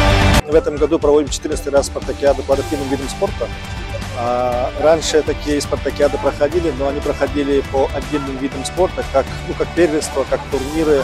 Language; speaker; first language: Russian; native; Russian